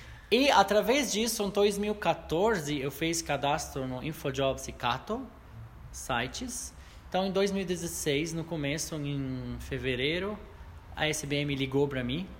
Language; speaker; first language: Portuguese; non-native, fluent; Arabic